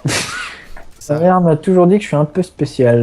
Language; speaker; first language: French; native; French